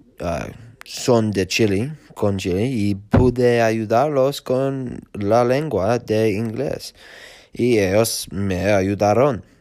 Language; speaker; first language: Spanish; non-native, learner; English